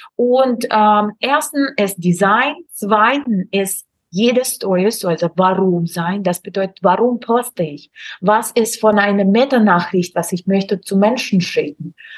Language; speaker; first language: German; non-native, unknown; Russian